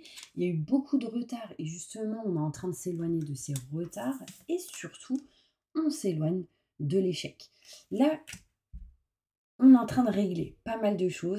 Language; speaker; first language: French; native; French